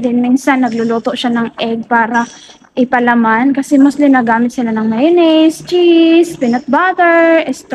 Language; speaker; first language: Filipino; native; Filipino